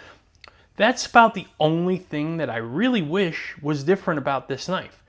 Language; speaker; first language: English; native; English